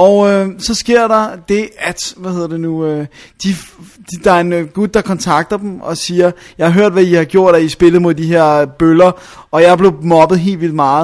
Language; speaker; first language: Danish; native; Danish